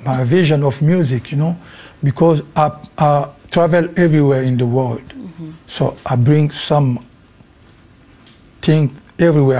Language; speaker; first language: English; non-native, learner; Lingala